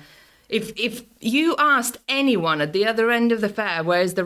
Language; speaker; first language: English; non-native, fluent; Latvian